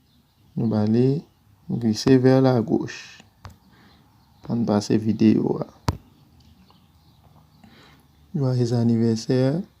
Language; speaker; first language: French; non-native, learner; Haitian Creole